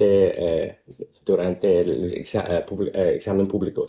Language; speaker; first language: Spanish; non-native, fluent; Cantonese